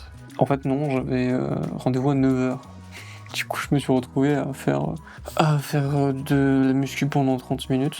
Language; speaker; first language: French; native; French